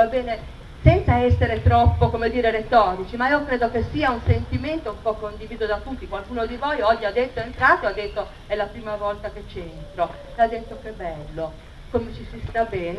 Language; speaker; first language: Italian; native; Italian